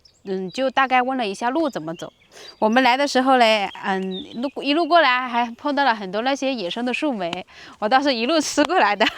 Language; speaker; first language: Chinese; native; Chinese